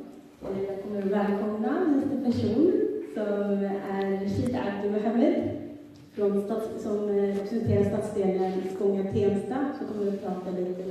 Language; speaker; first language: Swedish; early bilingual, other home language; Somali